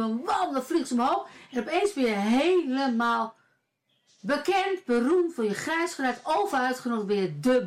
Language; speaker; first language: Dutch; native; Dutch